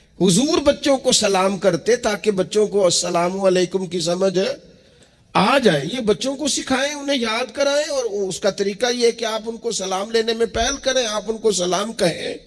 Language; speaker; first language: Urdu; non-native, local second language; Punjabi